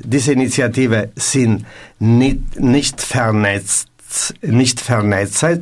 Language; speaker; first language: German; non-native, learner; Italian